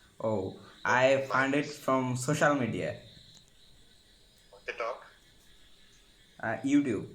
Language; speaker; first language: English; non-native, learner; Bangla